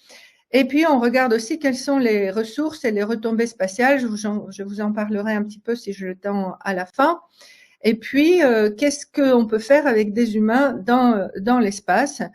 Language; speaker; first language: French; native; French